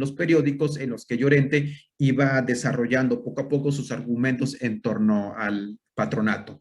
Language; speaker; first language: Spanish; native; Spanish